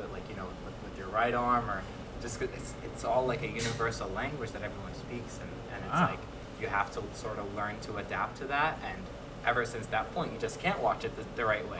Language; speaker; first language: English; native; English